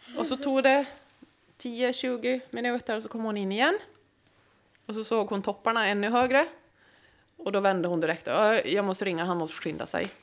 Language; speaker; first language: Swedish; native; Swedish